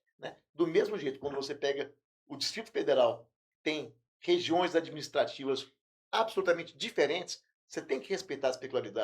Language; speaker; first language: Portuguese; native; Portuguese